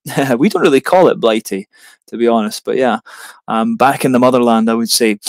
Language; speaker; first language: English; native; English